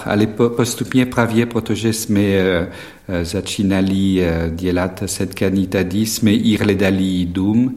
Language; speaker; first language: Czech; non-native, fluent; French